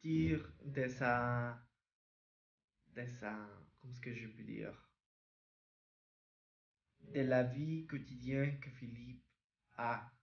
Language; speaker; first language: French; non-native, learner; Spanish